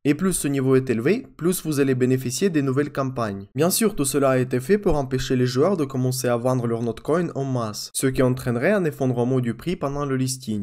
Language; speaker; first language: French; non-native, fluent; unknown